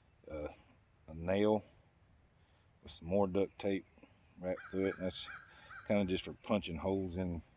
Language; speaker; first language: English; native; English